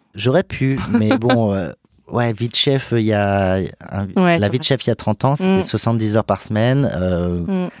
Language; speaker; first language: French; native; French